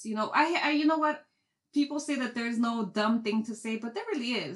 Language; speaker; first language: English; native; English